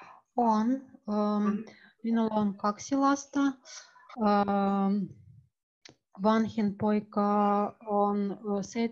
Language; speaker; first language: Finnish; non-native, learner; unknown